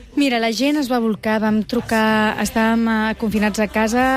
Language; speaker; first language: Catalan; non-native, local second language; Spanish